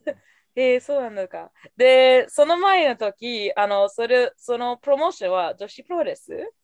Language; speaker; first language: Japanese; non-native, fluent; English